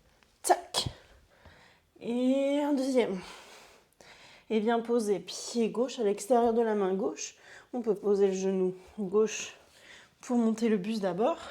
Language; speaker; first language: French; native; French